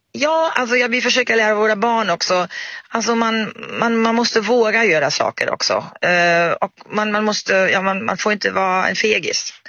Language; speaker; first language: Swedish; non-native, fluent; German